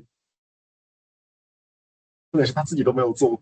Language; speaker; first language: Chinese; native; Chinese